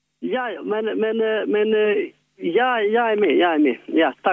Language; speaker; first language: Swedish; non-native, learner; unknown